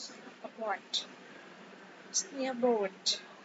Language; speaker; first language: English; non-native, learner; Vietnamese